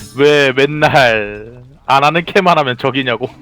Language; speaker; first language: Korean; native; Korean